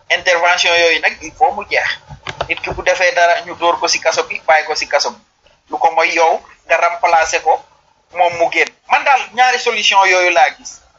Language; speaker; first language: Wolof; non-native, local second language; Serer